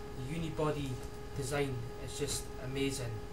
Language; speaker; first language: English; native; English